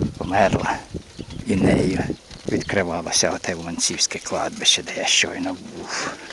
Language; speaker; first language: Ukrainian; native; Ukrainian